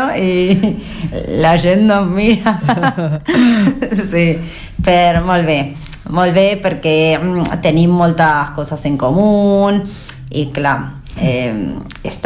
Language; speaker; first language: Catalan; non-native, learner; Spanish